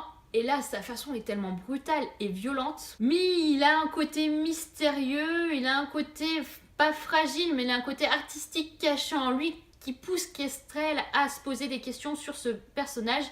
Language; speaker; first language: French; native; French